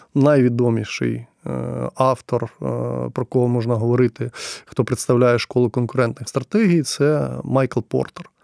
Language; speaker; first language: Ukrainian; non-native, local second language; Russian